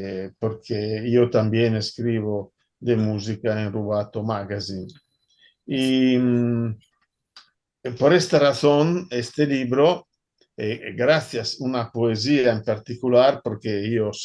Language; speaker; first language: Spanish; non-native, learner; Italian